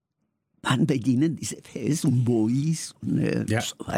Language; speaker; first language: German; non-native, learner; Spanish